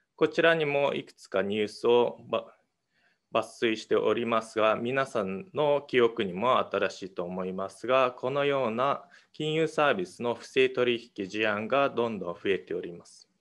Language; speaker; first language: Japanese; non-native, fluent; Mongolian